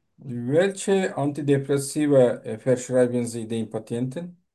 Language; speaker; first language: German; non-native, fluent; Turkish